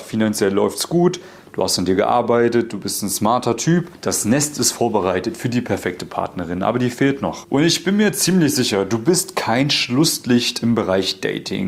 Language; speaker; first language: German; native; German